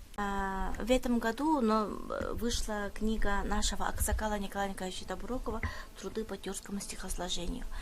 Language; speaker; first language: Russian; non-native, local second language; Yakut